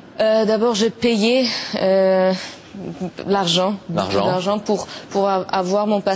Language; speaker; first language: French; non-native, learner; Persian